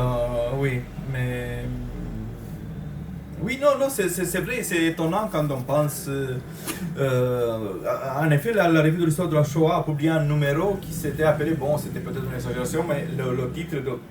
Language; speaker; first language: French; non-native, fluent; Romanian